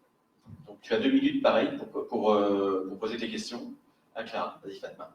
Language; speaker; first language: French; native; French